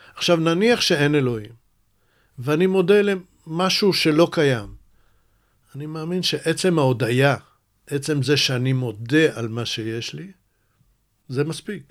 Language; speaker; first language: Hebrew; early bilingual, other home language; Russian